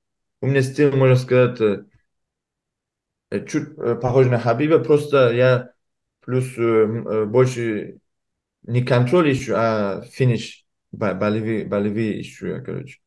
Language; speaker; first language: Russian; early bilingual, heritage; Kumyk